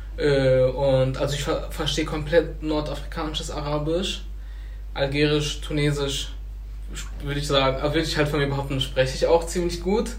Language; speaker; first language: German; early bilingual, other home language; Arabic